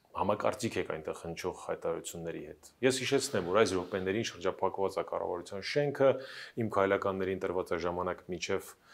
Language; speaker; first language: Armenian; native; Armenian